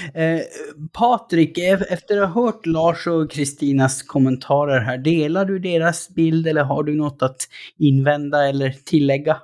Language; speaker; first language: Swedish; native; Swedish